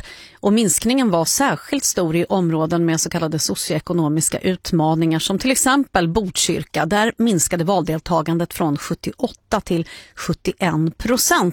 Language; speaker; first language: Swedish; native; Swedish